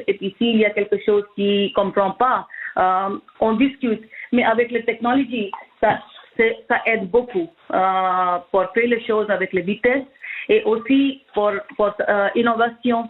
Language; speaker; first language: French; non-native, learner; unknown